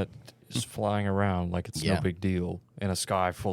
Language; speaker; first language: English; native; English